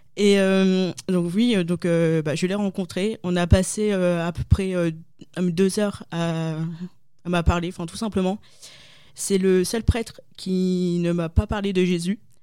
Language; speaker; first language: French; native; French